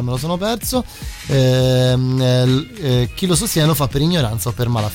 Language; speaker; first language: Italian; native; Italian